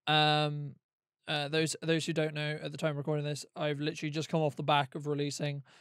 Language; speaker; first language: English; native; English